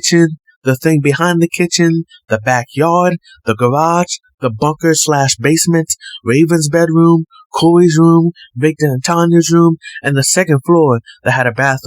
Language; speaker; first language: English; native; English